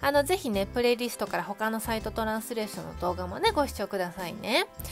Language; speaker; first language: Japanese; native; Japanese